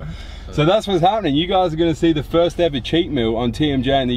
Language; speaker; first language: English; native; English